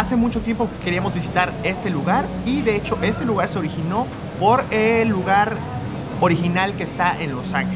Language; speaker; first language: Spanish; native; Spanish